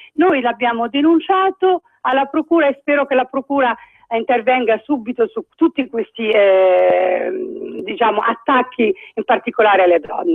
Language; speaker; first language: Italian; non-native, fluent; Arabic